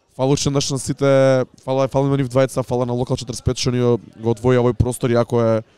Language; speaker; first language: Macedonian; native; Macedonian